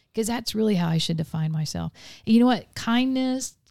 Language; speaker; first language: English; native; English